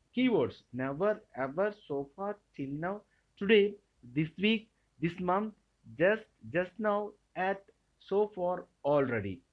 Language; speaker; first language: English; non-native, local second language; Telugu